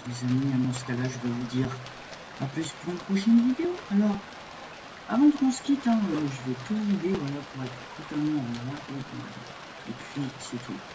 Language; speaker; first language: French; native; French